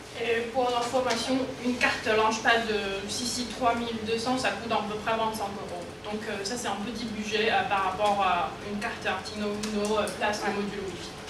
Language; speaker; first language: French; non-native, fluent; Chinese